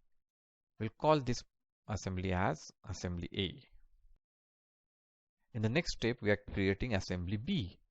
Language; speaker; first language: English; non-native, local second language; Marathi